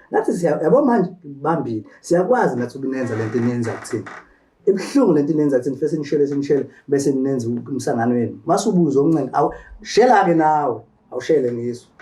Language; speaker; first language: Zulu; native; Zulu